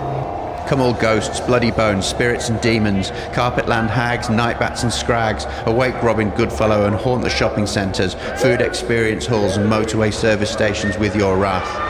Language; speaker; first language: English; native; English